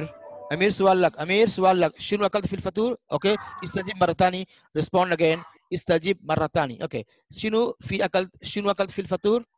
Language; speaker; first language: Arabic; non-native, fluent; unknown